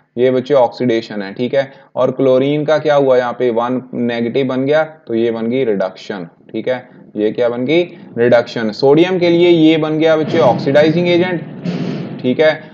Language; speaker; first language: Hindi; non-native, local second language; Punjabi